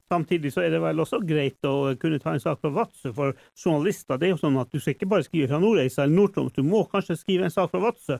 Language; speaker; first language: Norwegian; native; Norwegian